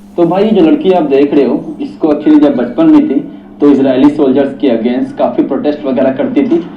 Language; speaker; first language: Hindi; native; Hindi